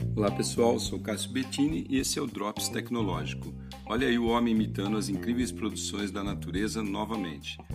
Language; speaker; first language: Portuguese; native; Portuguese